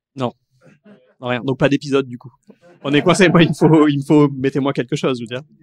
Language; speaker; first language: French; native; French